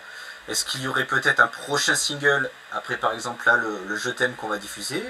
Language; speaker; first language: French; native; French